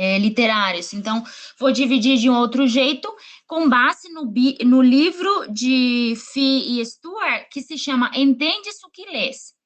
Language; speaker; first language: Portuguese; non-native, fluent; Spanish